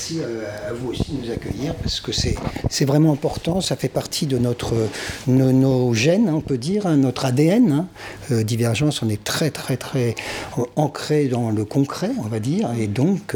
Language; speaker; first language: French; native; French